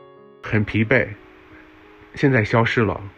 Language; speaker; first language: Chinese; native; Chinese